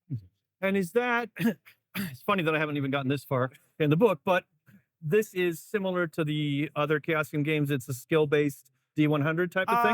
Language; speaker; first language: English; native; English